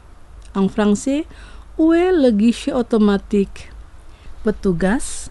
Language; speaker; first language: French; non-native, fluent; Indonesian